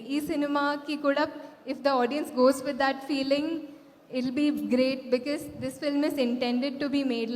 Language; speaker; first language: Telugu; non-native, fluent; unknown